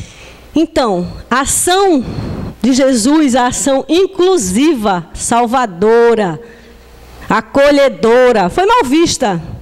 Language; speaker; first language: Portuguese; native; Portuguese